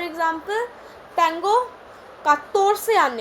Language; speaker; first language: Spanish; non-native, learner; Hindi